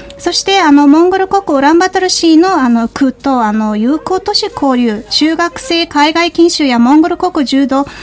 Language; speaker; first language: Japanese; non-native, fluent; Mongolian